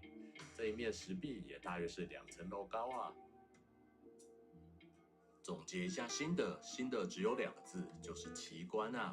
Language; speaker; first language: Chinese; native; Chinese